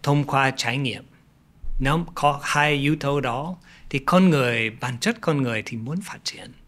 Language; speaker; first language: Vietnamese; non-native, fluent; English